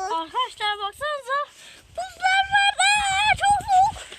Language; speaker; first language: Turkish; native; Turkish